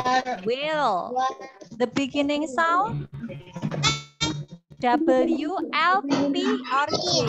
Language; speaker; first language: English; non-native, fluent; Indonesian